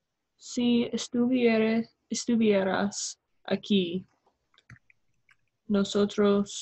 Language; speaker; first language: Spanish; non-native, learner; English